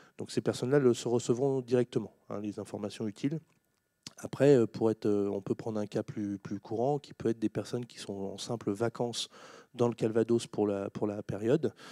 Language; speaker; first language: French; native; French